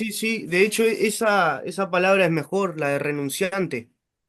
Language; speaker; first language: Spanish; native; Spanish